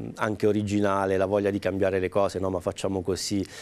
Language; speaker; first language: Italian; native; Italian